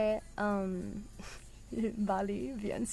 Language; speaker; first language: French; non-native, learner; English